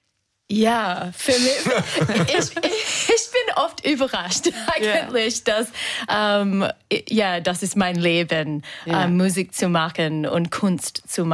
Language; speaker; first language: German; non-native, fluent; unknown